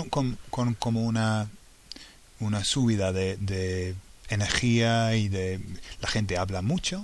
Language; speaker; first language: Spanish; non-native, fluent; English